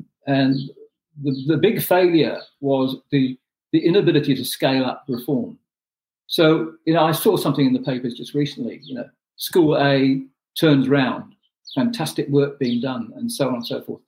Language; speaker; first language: English; non-native, local second language; Urdu